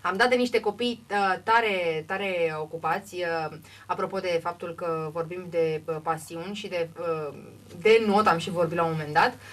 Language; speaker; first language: Romanian; native; Romanian